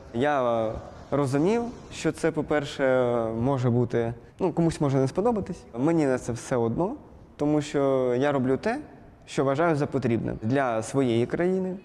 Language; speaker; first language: Ukrainian; native; Ukrainian